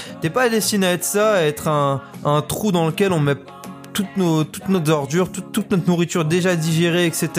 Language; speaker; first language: French; native; French